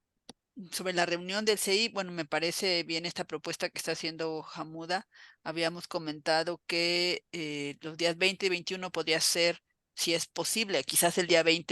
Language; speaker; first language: Spanish; native; Spanish